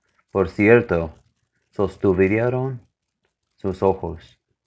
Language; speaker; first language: Spanish; non-native, learner; English